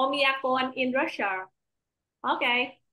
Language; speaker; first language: English; non-native, fluent; Vietnamese